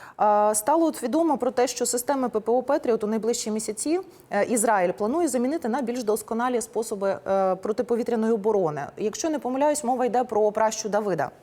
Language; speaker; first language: Ukrainian; native; Ukrainian